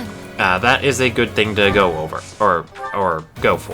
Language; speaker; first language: English; native; English